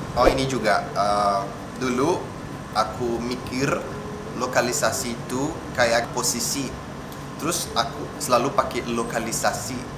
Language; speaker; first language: Indonesian; non-native, fluent; Portuguese